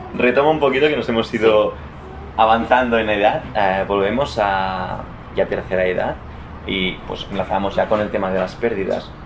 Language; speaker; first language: Spanish; non-native, local second language; Catalan